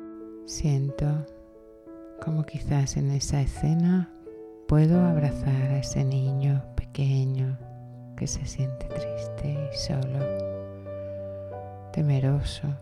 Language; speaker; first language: Spanish; native; Spanish